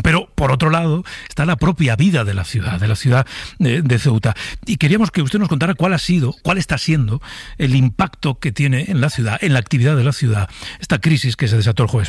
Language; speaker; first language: Spanish; native; Spanish